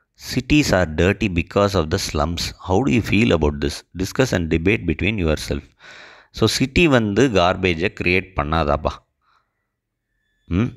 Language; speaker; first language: English; non-native, local second language; Tamil